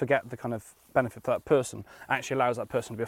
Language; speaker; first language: English; native; English